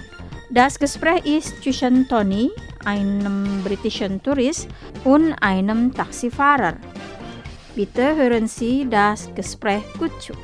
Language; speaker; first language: German; non-native, fluent; Indonesian